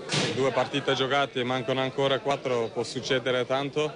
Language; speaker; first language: Italian; non-native, fluent; Turkish